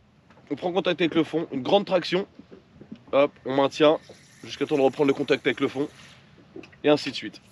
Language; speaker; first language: French; native; French